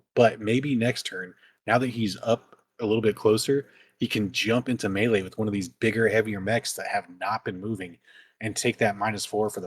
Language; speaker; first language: English; native; English